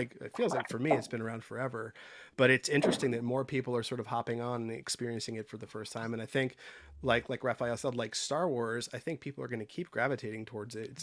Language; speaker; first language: English; native; English